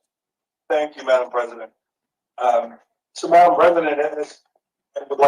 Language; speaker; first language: English; native; English